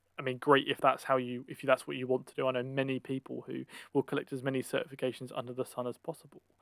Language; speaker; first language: English; native; English